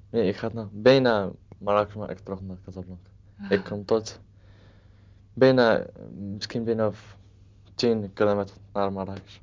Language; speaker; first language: Dutch; non-native, learner; Arabic